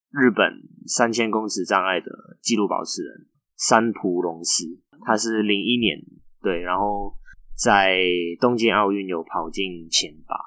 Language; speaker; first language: Chinese; non-native, fluent; Cantonese